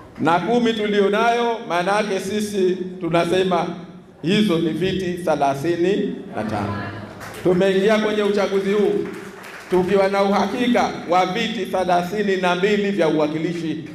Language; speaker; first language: Swahili; native; Swahili